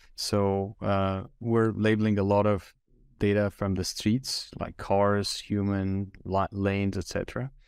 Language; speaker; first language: English; non-native, fluent; Armenian